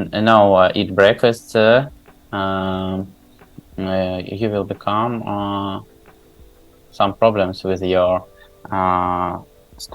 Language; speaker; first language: English; non-native, learner; Tajik